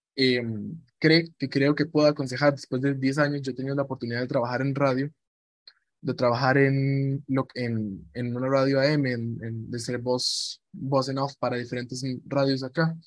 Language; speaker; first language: Spanish; native; Spanish